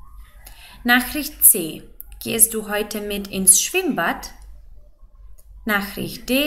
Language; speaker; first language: German; non-native, fluent; Macedonian